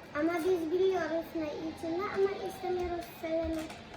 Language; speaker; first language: Turkish; early bilingual, heritage; Turkish